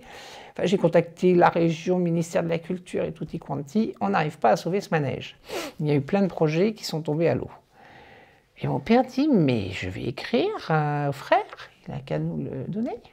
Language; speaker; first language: French; native; French